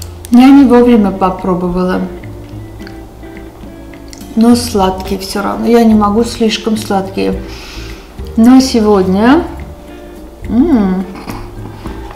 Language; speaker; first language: Russian; non-native, learner; Armenian